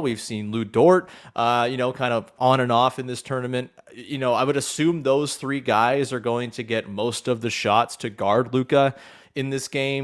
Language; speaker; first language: English; native; English